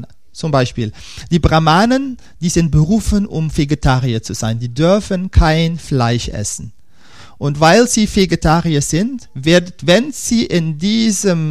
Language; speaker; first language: German; non-native, fluent; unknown